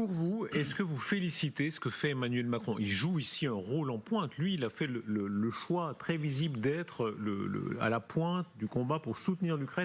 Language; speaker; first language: French; native; French